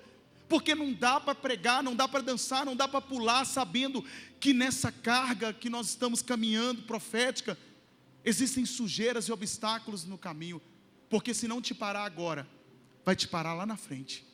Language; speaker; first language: Portuguese; native; Portuguese